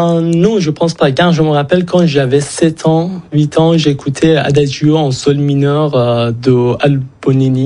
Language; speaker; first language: French; non-native, fluent; Persian